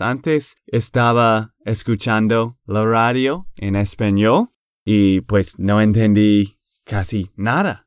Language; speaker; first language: Spanish; non-native, fluent; English